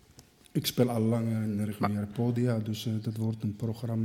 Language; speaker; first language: Dutch; non-native, fluent; Arabic